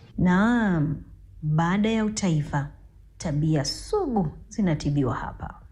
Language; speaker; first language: Swahili; native; Swahili